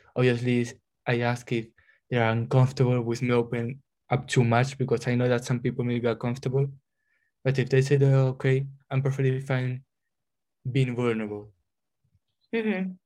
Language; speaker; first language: English; non-native, fluent; Spanish